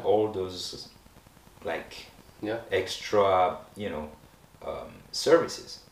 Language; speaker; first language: English; non-native, fluent; French